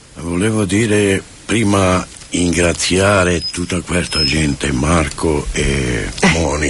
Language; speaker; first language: Italian; non-native, fluent; Romany